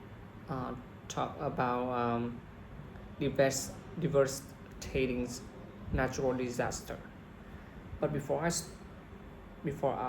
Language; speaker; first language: English; non-native, learner; Vietnamese